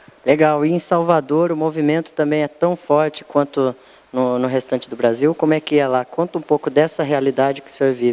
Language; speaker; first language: Portuguese; native; Portuguese